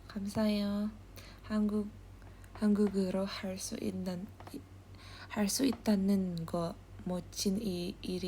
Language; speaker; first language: Korean; non-native, learner; Indonesian